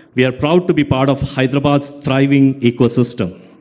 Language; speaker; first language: English; non-native, local second language; Telugu